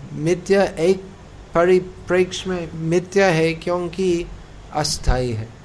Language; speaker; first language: Hindi; non-native, fluent; English